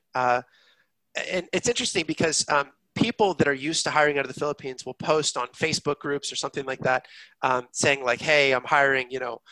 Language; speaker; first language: English; native; English